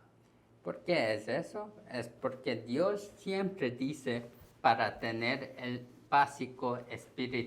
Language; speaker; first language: Spanish; non-native, learner; Korean